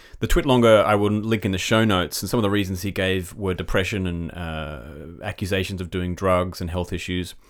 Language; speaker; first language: English; native; English